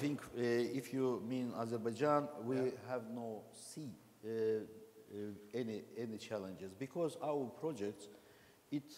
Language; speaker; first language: English; non-native, learner; Azerbaijani